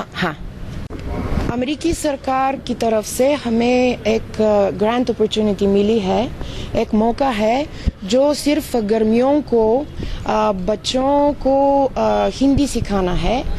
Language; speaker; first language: Hindi; non-native, fluent; Bulgarian